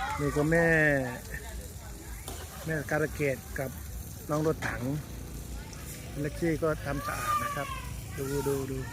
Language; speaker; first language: Thai; native; Thai